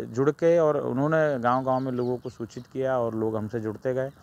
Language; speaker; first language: Hindi; native; Hindi